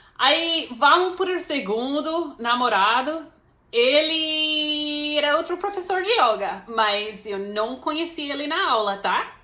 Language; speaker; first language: Portuguese; non-native, fluent; English